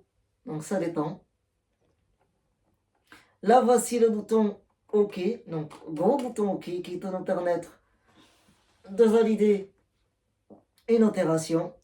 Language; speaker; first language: French; native; French